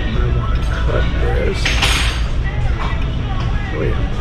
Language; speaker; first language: English; native; English